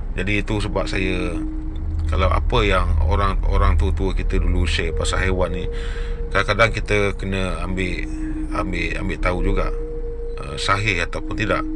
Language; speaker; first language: Malay; native; Malay